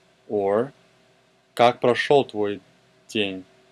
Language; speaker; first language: Russian; early bilingual, heritage; Russian